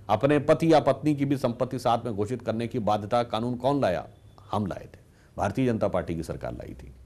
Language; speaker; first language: Hindi; native; Hindi